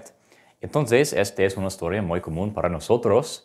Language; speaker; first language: Spanish; non-native, fluent; English